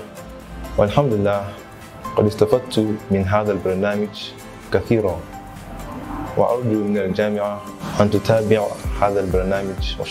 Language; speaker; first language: Arabic; non-native, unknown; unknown